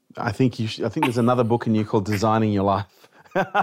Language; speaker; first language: English; native; English